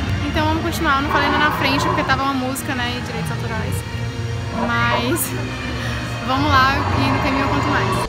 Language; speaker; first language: Portuguese; native; Portuguese